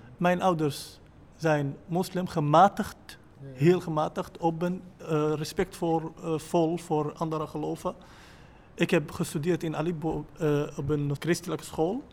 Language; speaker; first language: Dutch; non-native, learner; Arabic